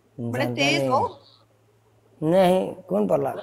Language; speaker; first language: Hindi; non-native, learner; Bangla